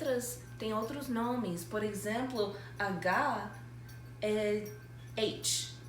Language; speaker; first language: Portuguese; non-native, fluent; English